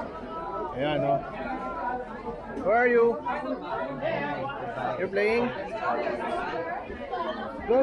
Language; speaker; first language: English; non-native, local second language; Filipino